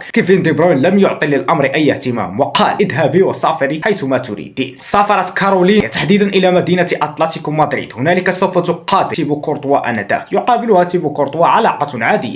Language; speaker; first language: Arabic; native; Arabic